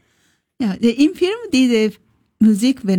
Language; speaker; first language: German; non-native, learner; Japanese